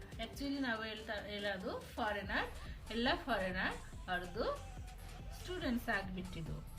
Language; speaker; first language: Kannada; non-native, local second language; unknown